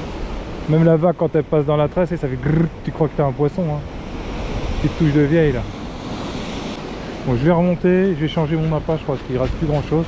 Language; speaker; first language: French; native; French